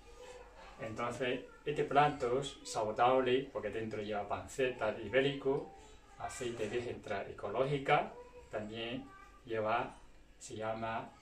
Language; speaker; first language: Spanish; non-native, learner; Chinese